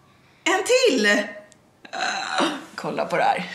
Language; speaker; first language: Swedish; native; Swedish